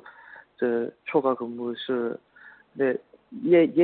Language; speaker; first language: Chinese; non-native, learner; Korean